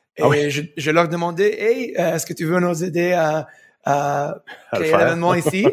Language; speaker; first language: French; early bilingual, heritage; French